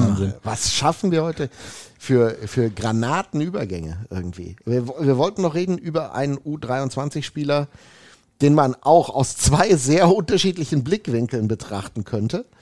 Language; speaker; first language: German; native; German